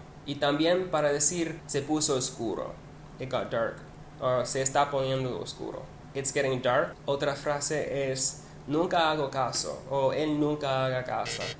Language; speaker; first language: Spanish; non-native, learner; English